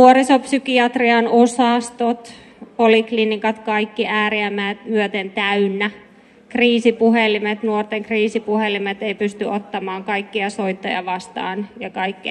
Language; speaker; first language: Finnish; native; Finnish